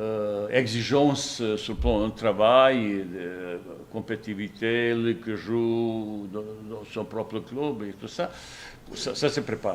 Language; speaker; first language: French; non-native, fluent; Bosnian